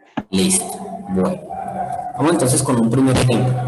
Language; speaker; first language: Spanish; native; Spanish